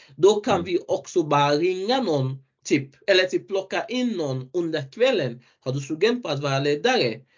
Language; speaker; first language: Swedish; non-native, fluent; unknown